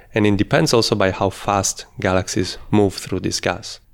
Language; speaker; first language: English; non-native, fluent; Italian